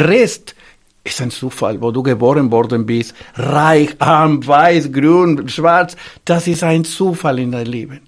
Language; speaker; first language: German; non-native, fluent; Spanish